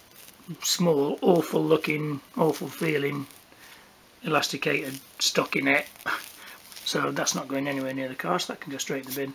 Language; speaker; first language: English; native; English